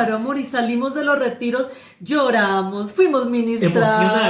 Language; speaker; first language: Spanish; native; Spanish